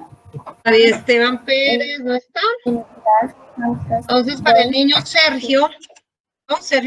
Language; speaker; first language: Spanish; native; Spanish